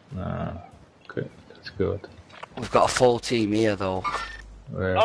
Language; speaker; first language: English; native; English